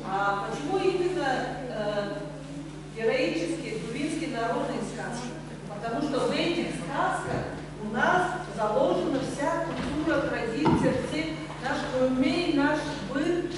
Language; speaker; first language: Russian; non-native, local second language; Tuvinian